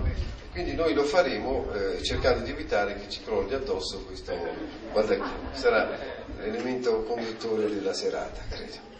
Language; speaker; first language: Italian; native; Italian